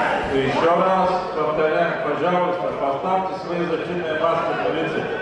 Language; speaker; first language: Russian; non-native, learner; Bulgarian